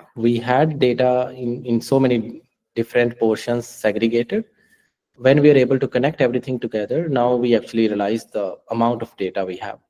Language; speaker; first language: English; non-native, local second language; Punjabi